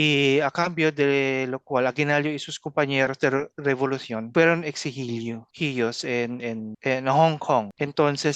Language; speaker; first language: Spanish; non-native, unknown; Filipino